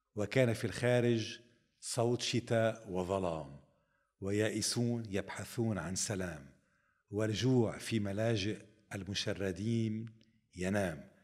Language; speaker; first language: Arabic; native; Arabic